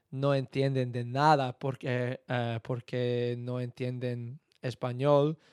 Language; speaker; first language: Spanish; non-native, learner; English